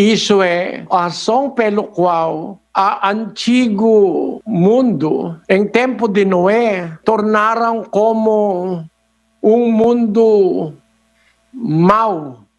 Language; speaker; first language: Portuguese; non-native, learner; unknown